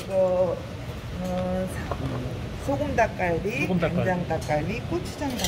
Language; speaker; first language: Korean; native; Korean